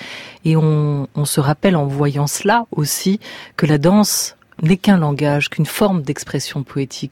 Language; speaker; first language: French; native; French